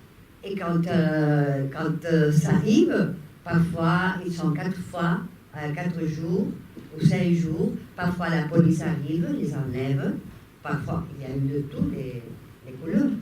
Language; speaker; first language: French; non-native, fluent; Spanish